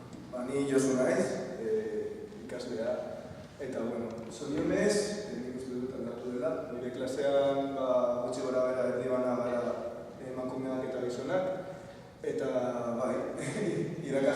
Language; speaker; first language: Basque; non-native, local second language; Spanish